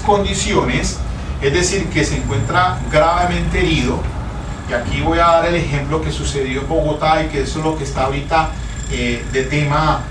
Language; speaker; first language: Spanish; native; Spanish